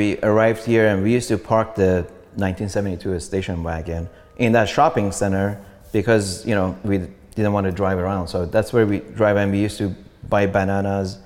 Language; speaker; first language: English; non-native, fluent; Persian